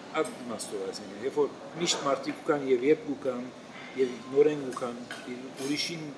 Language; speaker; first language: Armenian; native; Armenian